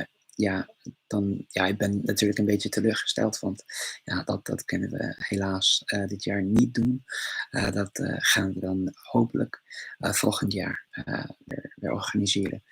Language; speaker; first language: Dutch; non-native, fluent; English